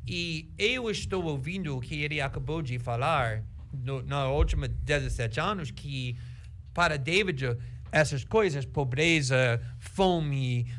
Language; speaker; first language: Portuguese; non-native, fluent; English